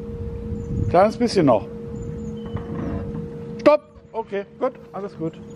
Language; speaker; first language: German; native; German